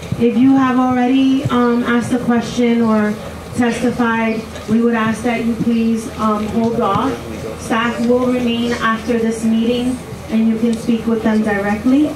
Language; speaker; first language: English; native; English